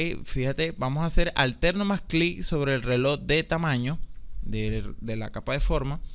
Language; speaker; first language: Spanish; native; Spanish